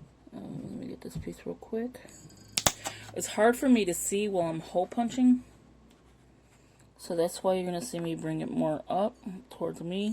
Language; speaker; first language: English; native; English